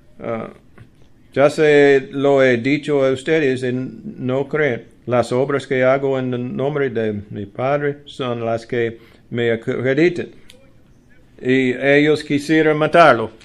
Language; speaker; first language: Spanish; non-native, learner; English